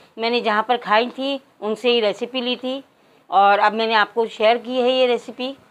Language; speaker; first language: Urdu; native; Urdu